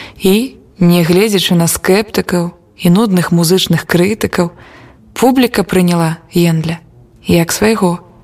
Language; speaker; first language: Belarusian; native; Belarusian